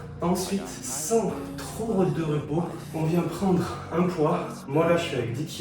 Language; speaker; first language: French; native; French